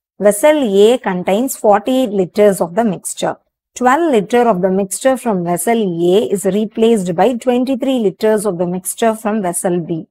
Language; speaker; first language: English; non-native, local second language; Tamil